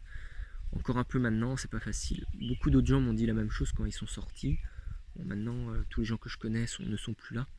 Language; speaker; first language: French; native; French